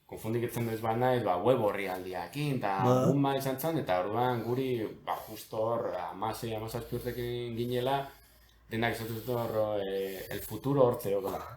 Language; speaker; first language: Basque; native; Basque